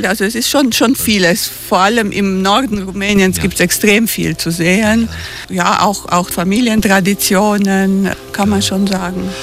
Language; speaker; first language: German; native; German